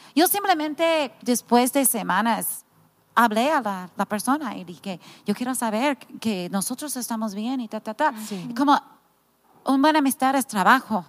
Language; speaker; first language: Spanish; non-native, fluent; English